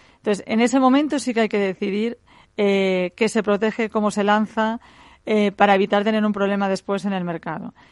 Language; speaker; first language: Spanish; native; Spanish